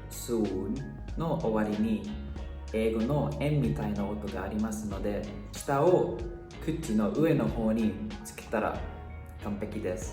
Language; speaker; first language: Japanese; non-native, fluent; Thai